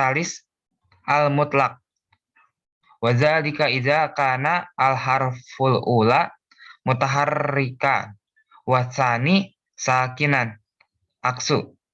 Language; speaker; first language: Arabic; non-native, learner; Indonesian